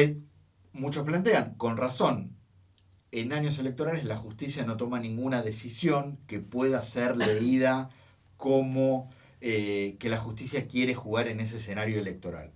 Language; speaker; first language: Spanish; native; Spanish